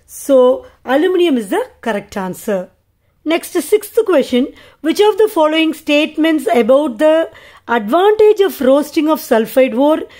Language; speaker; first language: English; non-native, local second language; Tamil